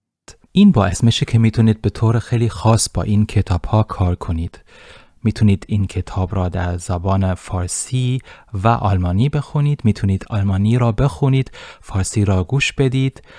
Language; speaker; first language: Persian; non-native, fluent; German